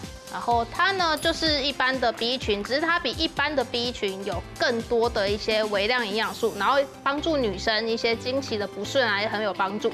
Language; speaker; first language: Chinese; native; Chinese